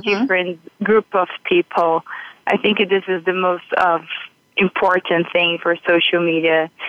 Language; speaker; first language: English; non-native, fluent; Portuguese